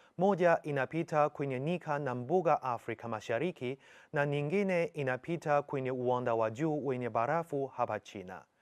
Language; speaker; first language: Swahili; non-native, fluent; Chinese